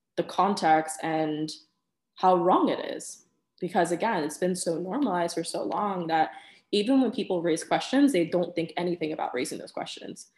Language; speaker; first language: English; early bilingual, other home language; Spanish